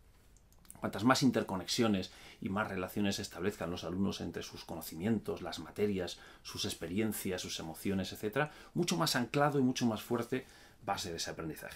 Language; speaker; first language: Spanish; native; Spanish